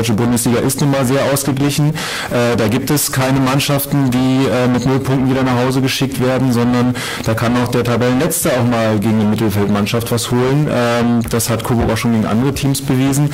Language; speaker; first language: German; native; German